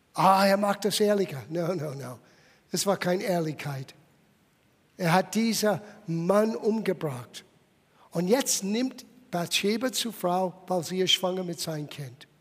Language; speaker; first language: German; non-native, fluent; English